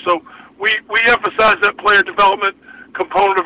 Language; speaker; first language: English; native; English